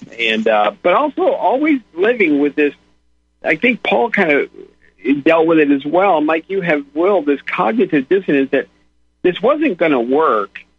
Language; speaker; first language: English; native; English